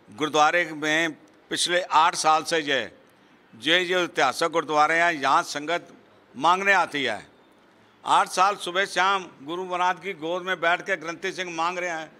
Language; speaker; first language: Hindi; non-native, local second language; Punjabi